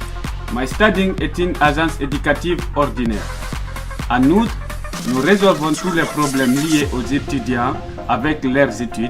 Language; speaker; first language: French; non-native, local second language; Arabic